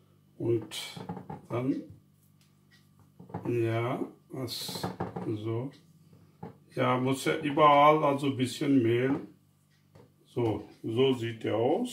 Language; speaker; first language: German; non-native, learner; Urdu